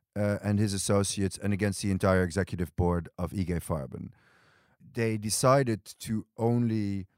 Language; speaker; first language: English; non-native, fluent; Dutch